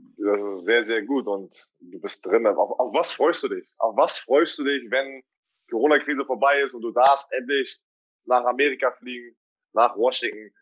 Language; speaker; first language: German; native; German